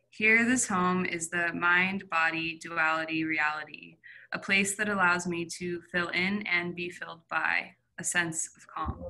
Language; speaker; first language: English; native; English